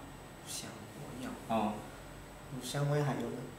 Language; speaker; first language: Chinese; early bilingual, heritage; Indonesian